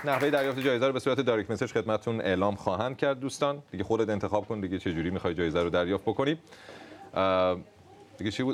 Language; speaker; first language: Persian; native; Persian